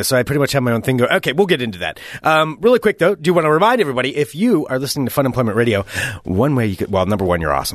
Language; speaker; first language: English; native; English